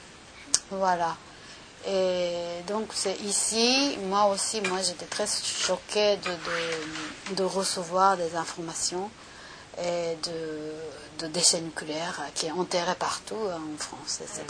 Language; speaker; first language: French; non-native, learner; Japanese